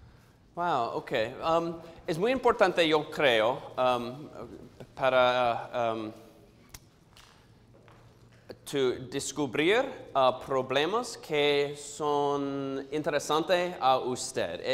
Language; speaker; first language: Spanish; non-native, learner; English